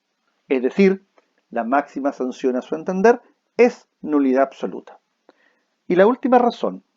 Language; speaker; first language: Spanish; native; Spanish